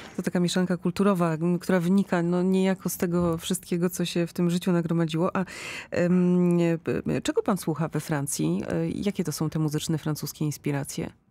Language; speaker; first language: Polish; native; Polish